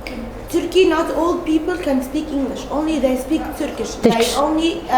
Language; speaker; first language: English; non-native, learner; Arabic